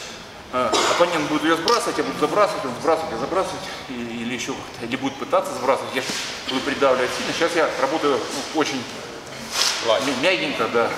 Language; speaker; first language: Russian; native; Russian